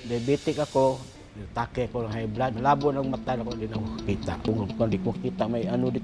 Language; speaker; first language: Filipino; non-native, local second language; Cebuano